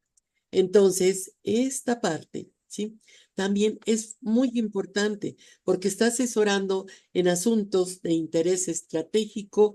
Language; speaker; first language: Spanish; native; Spanish